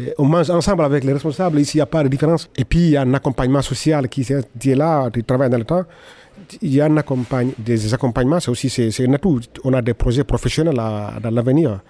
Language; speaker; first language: French; non-native, local second language; Fula